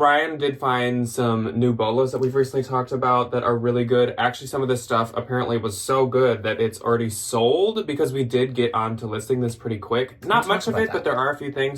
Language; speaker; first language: English; native; English